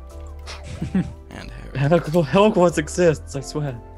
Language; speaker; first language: English; native; English